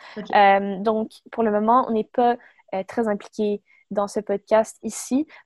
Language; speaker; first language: French; native; French